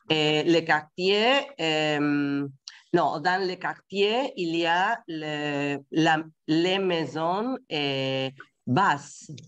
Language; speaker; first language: French; non-native, learner; Spanish